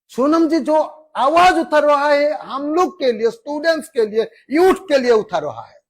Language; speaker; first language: Hindi; non-native, local second language; Assamese